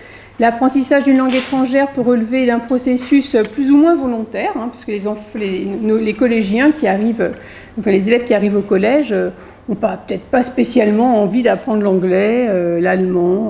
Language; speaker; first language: French; native; French